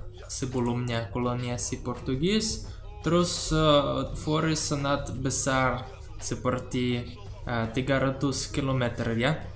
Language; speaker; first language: Indonesian; non-native, learner; Russian